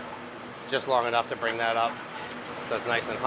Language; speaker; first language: English; native; English